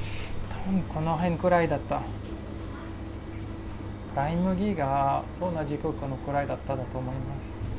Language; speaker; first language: Japanese; non-native, learner; French